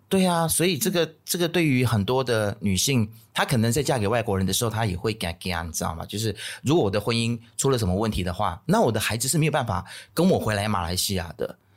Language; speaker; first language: Chinese; native; Chinese